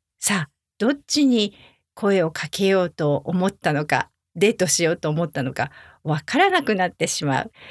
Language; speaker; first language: Japanese; native; Japanese